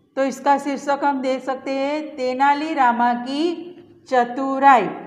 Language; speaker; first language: Hindi; non-native, local second language; Gujarati